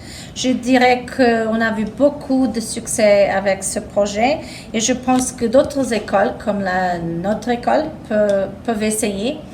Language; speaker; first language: French; non-native, fluent; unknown